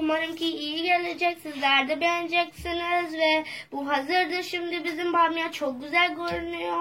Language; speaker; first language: Turkish; non-native, learner; Urdu